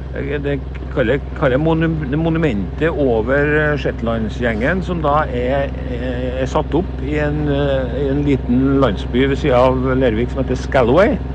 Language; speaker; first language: Norwegian; native; Norwegian